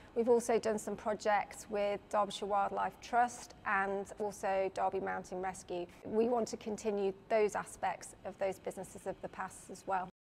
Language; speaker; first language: English; native; English